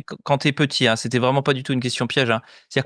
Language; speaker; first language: French; native; French